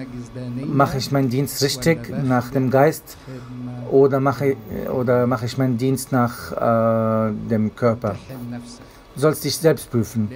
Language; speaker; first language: German; non-native, fluent; Arabic